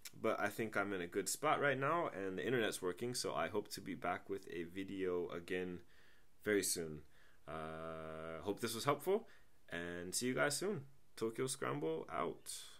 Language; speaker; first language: English; native; English